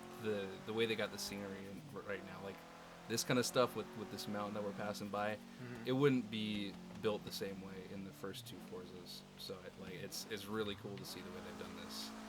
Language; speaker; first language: English; native; English